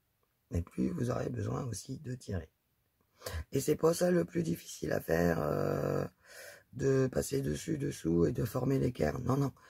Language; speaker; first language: French; native; French